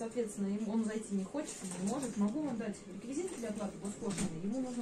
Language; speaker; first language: Russian; native; Russian